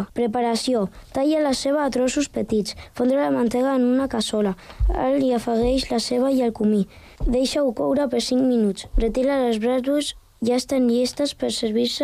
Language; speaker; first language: Catalan; early bilingual, other home language; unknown